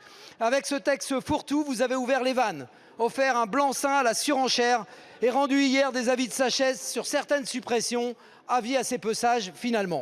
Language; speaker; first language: French; native; French